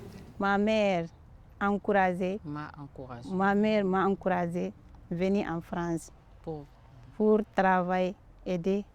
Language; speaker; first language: French; non-native, learner; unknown